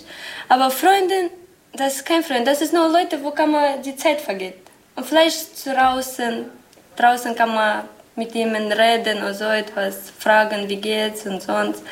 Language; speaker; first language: German; non-native, learner; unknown